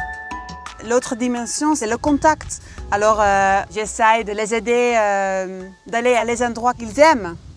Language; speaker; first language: French; non-native, fluent; Dutch